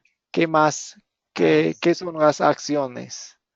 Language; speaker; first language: Spanish; non-native, fluent; English